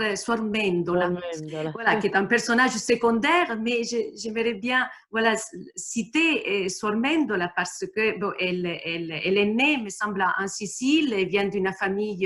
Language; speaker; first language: French; non-native, fluent; Italian